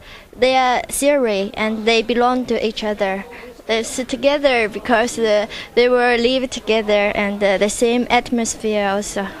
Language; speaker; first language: English; non-native, learner; Chinese